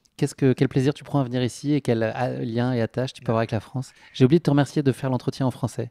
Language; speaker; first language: French; native; French